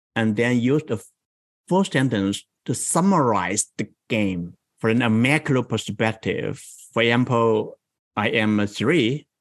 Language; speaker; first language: English; non-native, fluent; Chinese